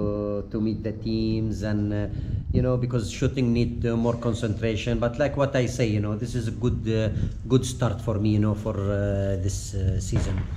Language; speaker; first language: English; non-native, fluent; Arabic